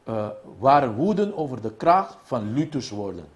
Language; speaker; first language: Dutch; non-native, local second language; Papiamento